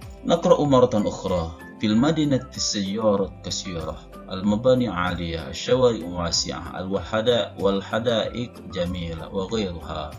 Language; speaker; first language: Arabic; non-native, fluent; Indonesian